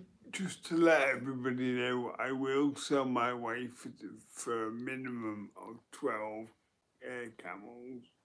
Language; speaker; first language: English; native; English